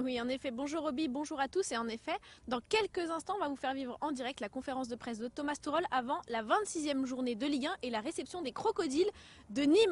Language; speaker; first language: French; native; French